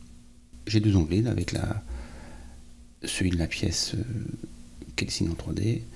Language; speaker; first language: French; native; French